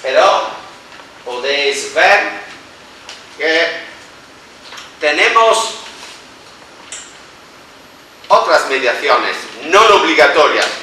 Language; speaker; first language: Spanish; non-native, fluent; Italian